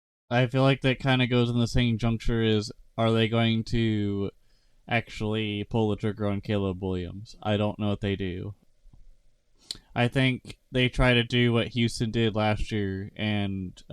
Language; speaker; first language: English; native; English